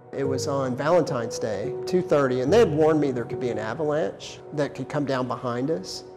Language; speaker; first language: English; native; English